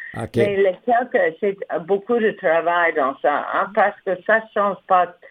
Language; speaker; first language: French; non-native, learner; English